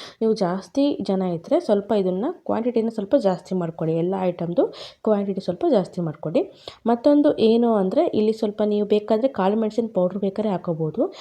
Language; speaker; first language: Kannada; native; Kannada